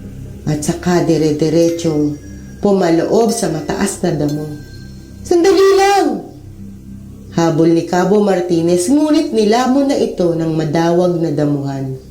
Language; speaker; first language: Filipino; native; Filipino